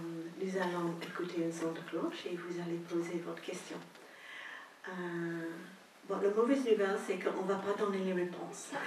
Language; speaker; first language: French; non-native, fluent; English